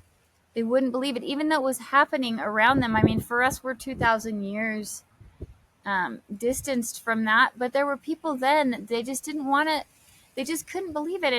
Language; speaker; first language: English; native; English